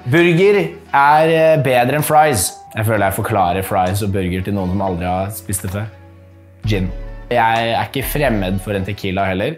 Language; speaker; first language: Norwegian; early bilingual, other home language; English